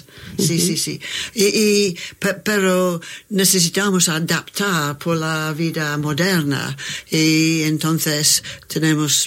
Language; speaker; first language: Spanish; non-native, learner; English